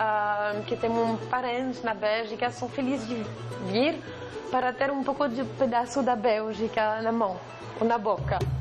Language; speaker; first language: Portuguese; non-native, fluent; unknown